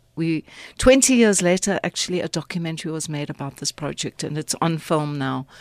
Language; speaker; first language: English; native; English